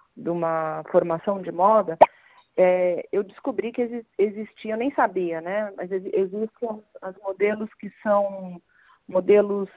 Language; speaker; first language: Portuguese; native; Portuguese